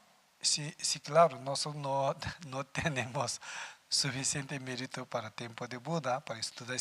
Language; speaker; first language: Spanish; non-native, learner; Tibetan